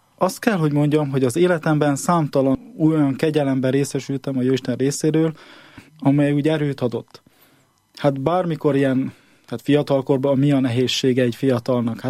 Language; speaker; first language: Hungarian; native; Hungarian